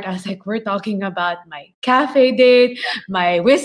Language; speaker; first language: English; non-native, local second language; Filipino